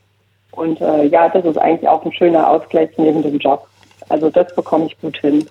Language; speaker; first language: German; native; German